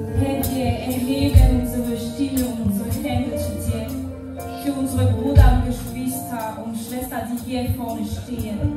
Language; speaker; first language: German; non-native, fluent; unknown